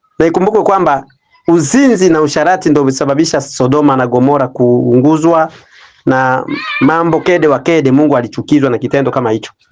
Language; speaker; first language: Swahili; native; Swahili